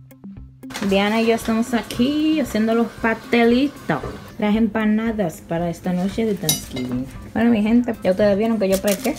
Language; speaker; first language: Spanish; native; Spanish